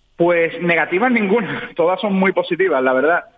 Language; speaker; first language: Spanish; native; Spanish